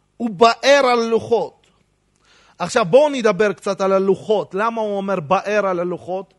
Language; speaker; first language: Hebrew; non-native, fluent; Russian